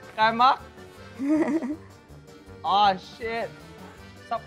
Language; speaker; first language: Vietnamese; early bilingual, heritage; English